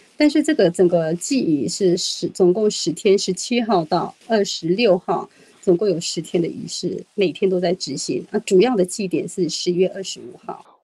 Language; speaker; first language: Chinese; non-native, local second language; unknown